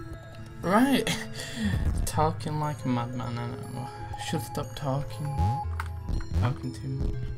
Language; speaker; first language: English; native; English